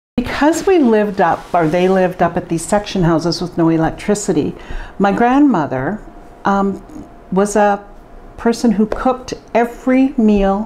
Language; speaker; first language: English; native; English